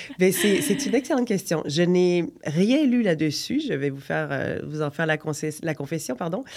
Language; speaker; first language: French; native; French